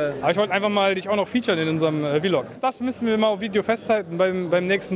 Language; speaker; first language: German; native; German